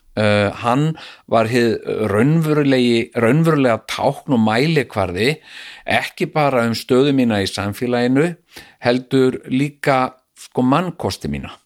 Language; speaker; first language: Icelandic; native; Icelandic